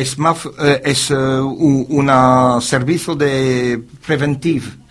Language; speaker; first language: Spanish; non-native, learner; French